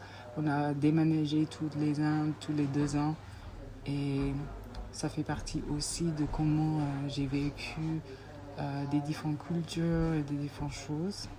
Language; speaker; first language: French; non-native, fluent; English